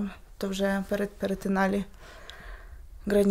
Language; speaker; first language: Polish; non-native, learner; Ukrainian